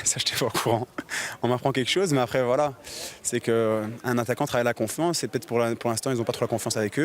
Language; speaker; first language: French; native; French